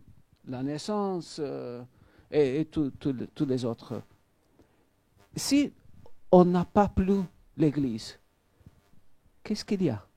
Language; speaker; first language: French; non-native, fluent; Maltese